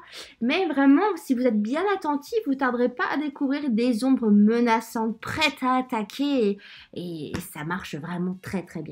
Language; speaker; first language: French; native; French